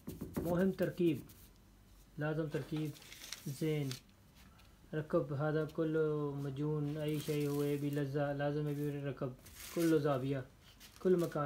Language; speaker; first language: Arabic; non-native, learner; Urdu